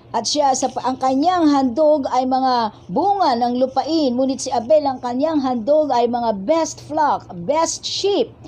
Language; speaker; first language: Filipino; native; Filipino